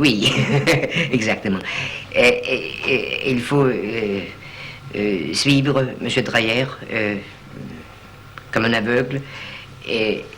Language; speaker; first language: French; non-native, learner; Danish